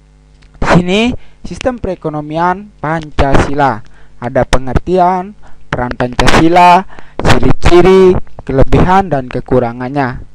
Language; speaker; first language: Indonesian; native; Indonesian